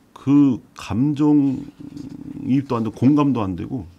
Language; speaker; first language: Korean; native; Korean